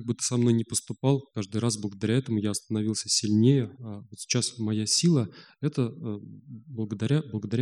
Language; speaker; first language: Russian; native; Russian